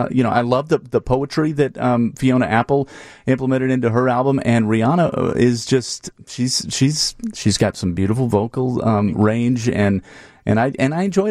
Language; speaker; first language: English; native; English